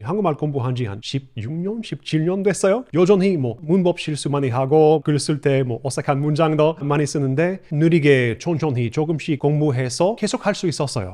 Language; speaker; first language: Korean; non-native, fluent; English